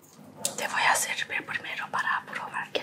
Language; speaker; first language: Spanish; non-native, learner; Korean